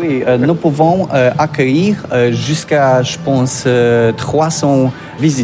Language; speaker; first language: French; non-native, learner; Polish